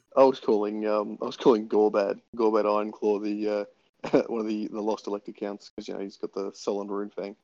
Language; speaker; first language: English; native; English